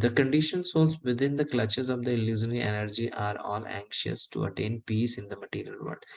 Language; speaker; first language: English; non-native, local second language; Hindi